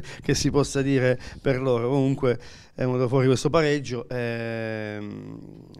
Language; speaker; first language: Italian; native; Italian